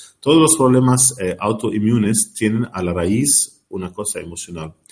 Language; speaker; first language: Spanish; non-native, learner; Arabic